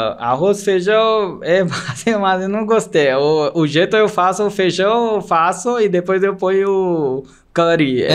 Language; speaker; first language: Portuguese; non-native, learner; Marathi